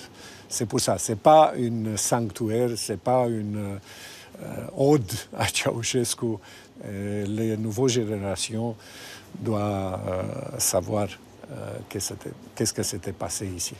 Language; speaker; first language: French; non-native, fluent; Romanian